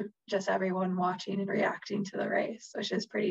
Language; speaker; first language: English; native; English